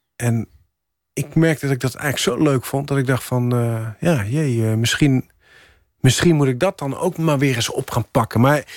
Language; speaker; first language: Dutch; native; Dutch